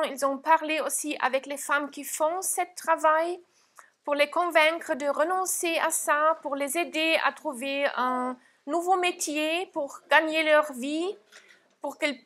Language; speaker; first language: French; non-native, fluent; German